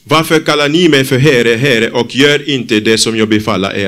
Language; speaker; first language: Swedish; non-native, fluent; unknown